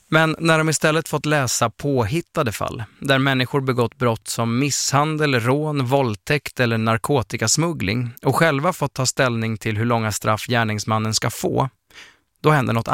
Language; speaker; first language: Swedish; native; Swedish